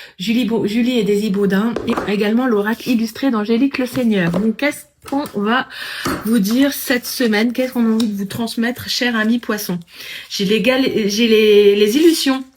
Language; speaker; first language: French; native; French